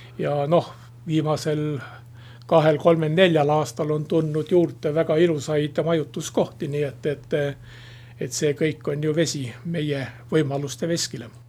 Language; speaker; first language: Estonian; native; Estonian